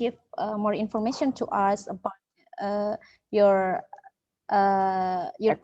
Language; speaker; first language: English; non-native, learner; Indonesian